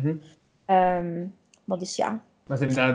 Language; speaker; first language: Dutch; native; Dutch